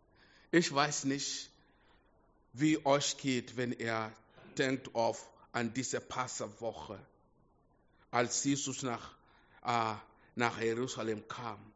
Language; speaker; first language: German; non-native, fluent; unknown